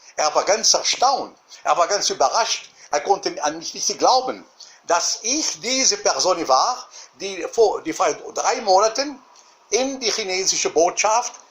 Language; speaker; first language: German; non-native, learner; Arabic